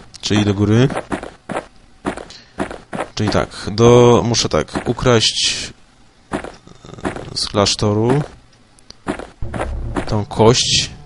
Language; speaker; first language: Polish; native; Polish